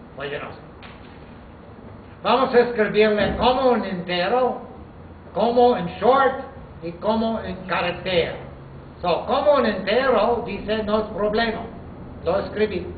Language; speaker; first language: Spanish; non-native, fluent; English